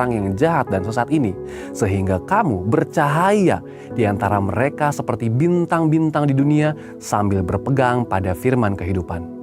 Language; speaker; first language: Indonesian; native; Indonesian